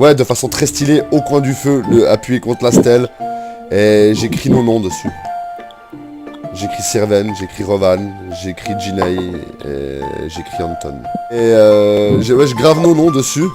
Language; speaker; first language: French; native; French